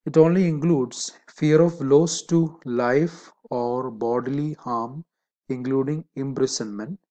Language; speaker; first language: English; non-native, local second language; Malayalam